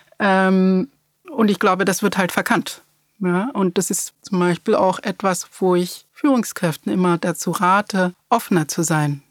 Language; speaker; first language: German; early bilingual, other home language; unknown